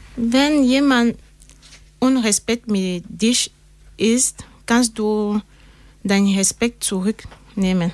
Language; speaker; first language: German; non-native, learner; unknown